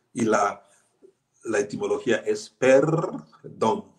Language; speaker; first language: Spanish; non-native, fluent; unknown